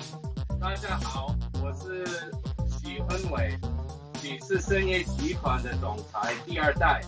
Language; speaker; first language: Chinese; early bilingual, heritage; Chinese